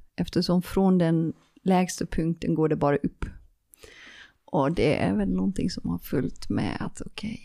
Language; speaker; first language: Swedish; non-native, fluent; Dutch